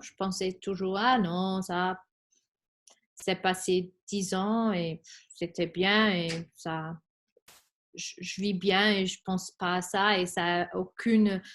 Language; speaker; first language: French; non-native, fluent; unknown